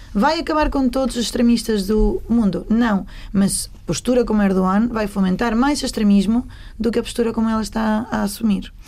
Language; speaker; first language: Portuguese; native; Portuguese